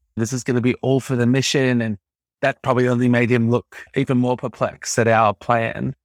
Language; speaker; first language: English; native; English